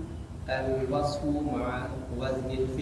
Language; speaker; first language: Arabic; non-native, learner; Indonesian